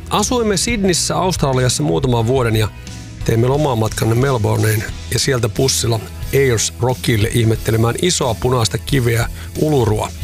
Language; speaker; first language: Finnish; native; Finnish